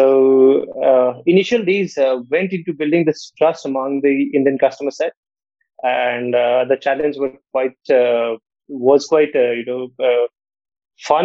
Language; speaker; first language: English; non-native, local second language; Nepali